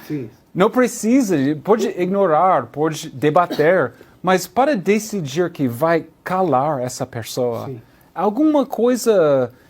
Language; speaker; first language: Portuguese; non-native, learner; English